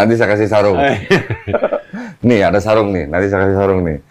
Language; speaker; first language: Indonesian; native; Indonesian